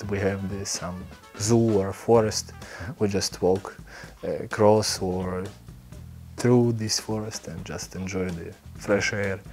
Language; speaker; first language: English; non-native, learner; Belarusian